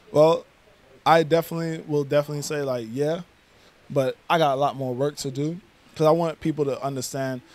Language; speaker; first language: English; native; English